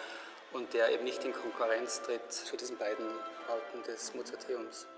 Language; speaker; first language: German; native; German